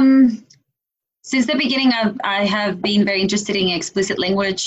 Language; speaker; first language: English; non-native, fluent; Spanish